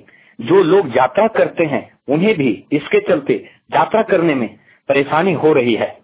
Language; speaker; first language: Hindi; native; Hindi